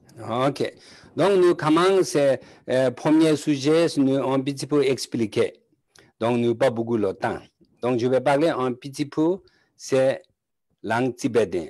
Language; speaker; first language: French; non-native, learner; Tibetan